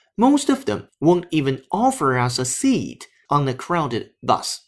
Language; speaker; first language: English; non-native, fluent; Chinese